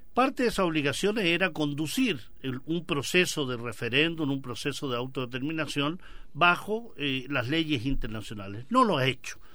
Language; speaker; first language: Spanish; native; Spanish